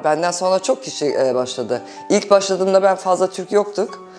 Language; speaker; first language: Turkish; early bilingual, heritage; Turkish